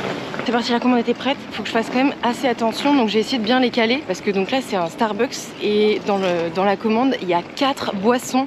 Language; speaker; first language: French; native; French